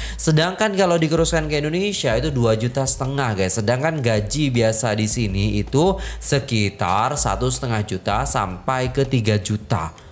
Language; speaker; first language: Indonesian; native; Indonesian